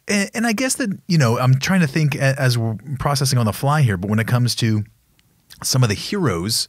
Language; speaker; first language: English; native; English